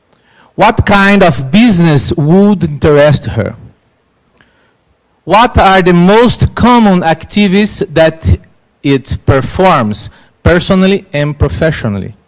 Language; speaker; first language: English; non-native, learner; Portuguese